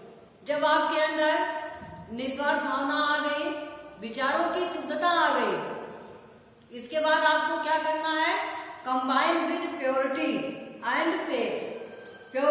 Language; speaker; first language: Hindi; native; Hindi